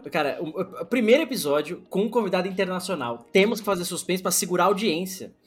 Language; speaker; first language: Portuguese; native; Portuguese